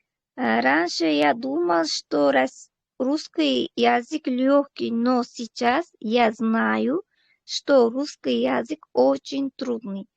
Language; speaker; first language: Russian; non-native, learner; Uzbek